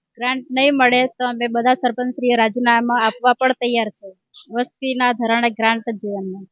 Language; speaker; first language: Gujarati; non-native, local second language; Rathawi